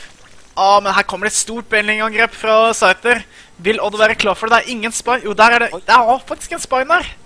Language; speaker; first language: Norwegian; native; Norwegian